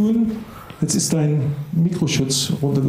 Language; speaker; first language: German; native; German